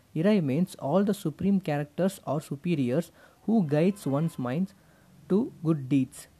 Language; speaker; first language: English; non-native, local second language; Tamil